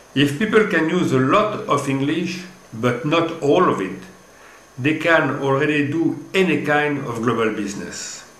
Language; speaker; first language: English; non-native, fluent; French